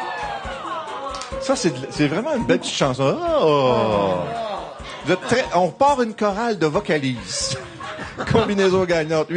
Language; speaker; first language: French; native; French